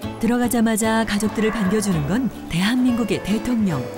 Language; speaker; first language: Korean; native; Korean